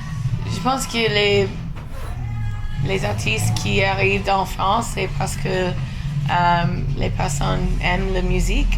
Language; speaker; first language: French; non-native, learner; English